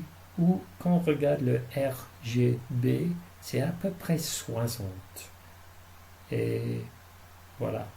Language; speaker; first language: French; non-native, fluent; English